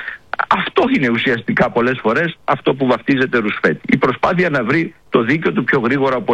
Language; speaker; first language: Greek; native; Greek